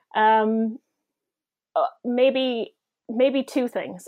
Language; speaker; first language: English; native; English